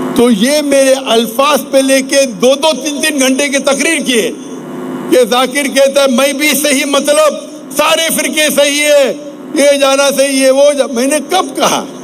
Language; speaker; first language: Urdu; non-native, local second language; Konkani